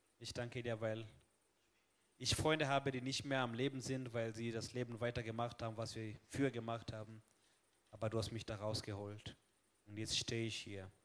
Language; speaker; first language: German; non-native, fluent; Swahili